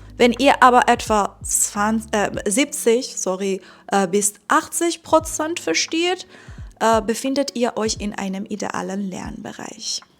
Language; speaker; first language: German; non-native, fluent; Persian